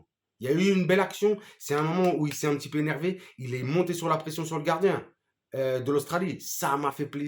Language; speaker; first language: French; native; French